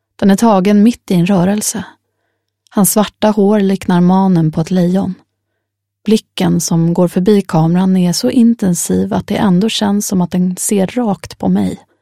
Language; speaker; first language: Swedish; native; Swedish